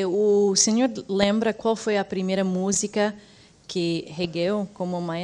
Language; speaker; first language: Portuguese; non-native, fluent; English